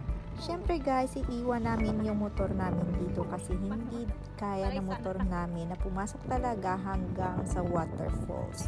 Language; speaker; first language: Filipino; non-native, local second language; Hiligaynon